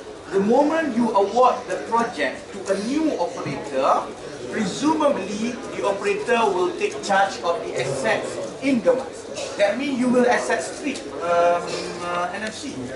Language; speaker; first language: English; non-native, local second language; Malay